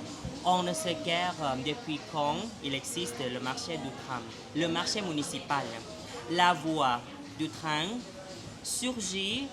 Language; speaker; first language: French; non-native, fluent; Thai